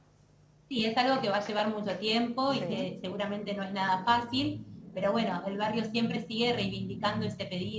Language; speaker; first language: Spanish; native; Spanish